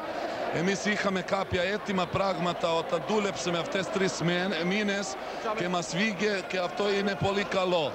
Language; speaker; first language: Greek; non-native, learner; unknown